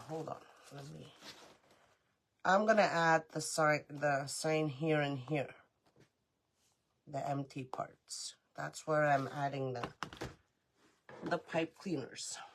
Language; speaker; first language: English; native; English